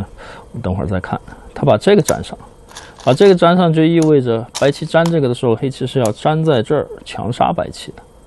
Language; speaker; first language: Chinese; native; Chinese